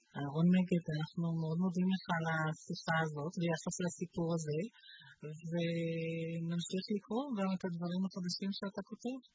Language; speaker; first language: Hebrew; native; Hebrew